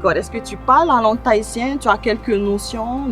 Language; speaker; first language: French; native; French